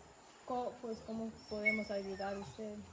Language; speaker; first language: Spanish; non-native, learner; English